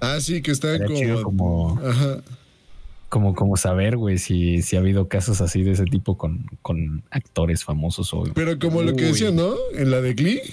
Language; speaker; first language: Spanish; native; Spanish